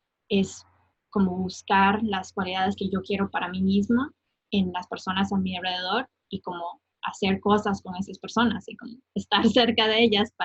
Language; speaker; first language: Spanish; non-native, fluent; English